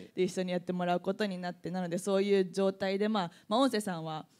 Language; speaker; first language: Japanese; native; Japanese